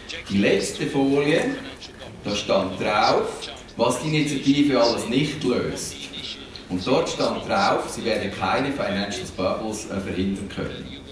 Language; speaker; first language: German; native; German